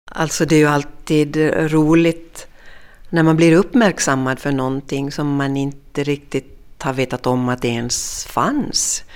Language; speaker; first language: Swedish; native; Swedish